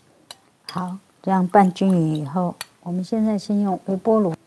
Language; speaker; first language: Chinese; native; Chinese